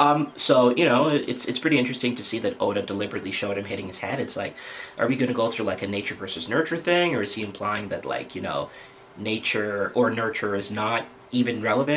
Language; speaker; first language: English; native; English